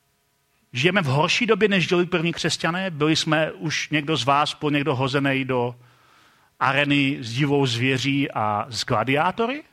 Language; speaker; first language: Czech; native; Czech